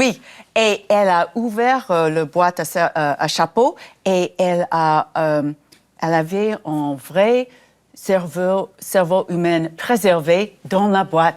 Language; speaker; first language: French; non-native, fluent; English